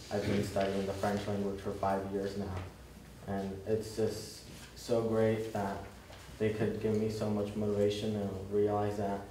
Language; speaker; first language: English; early bilingual, other home language; Spanish